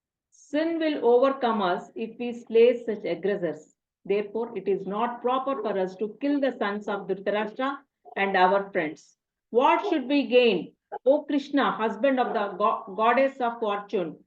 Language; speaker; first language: English; non-native, local second language; Telugu